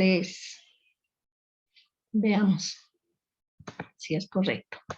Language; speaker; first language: Spanish; native; Spanish